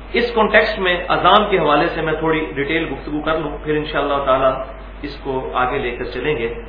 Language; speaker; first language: Urdu; non-native, local second language; Punjabi